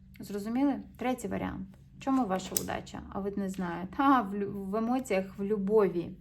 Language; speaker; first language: Ukrainian; non-native, local second language; Russian